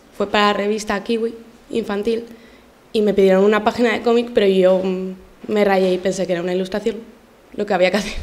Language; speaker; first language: Spanish; native; Spanish